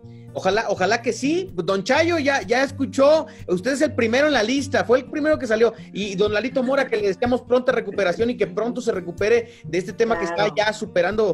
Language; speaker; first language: Spanish; native; Spanish